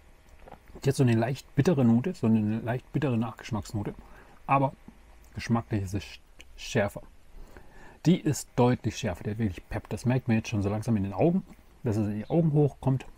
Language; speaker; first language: German; native; German